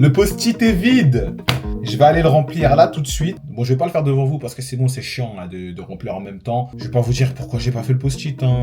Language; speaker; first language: French; native; French